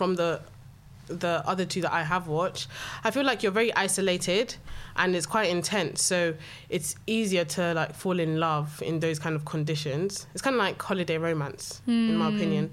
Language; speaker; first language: English; native; English